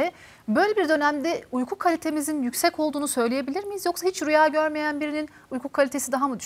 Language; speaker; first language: Turkish; native; Turkish